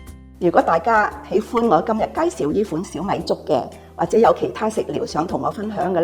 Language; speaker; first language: Cantonese; native; Cantonese